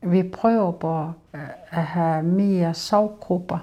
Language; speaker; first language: Danish; non-native, local second language; Kalaallisut